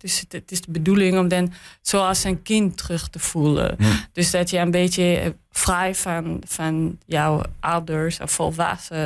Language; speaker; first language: Dutch; non-native, learner; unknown